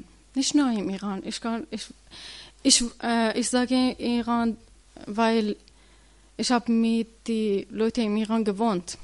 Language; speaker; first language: German; non-native, learner; Persian